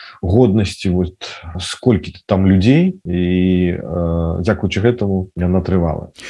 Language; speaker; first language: Belarusian; non-native, local second language; Russian